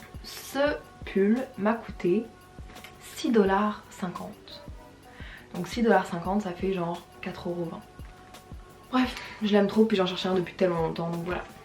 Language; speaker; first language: French; native; French